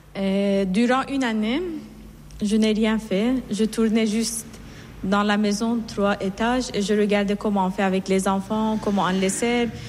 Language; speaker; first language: French; non-native, learner; Persian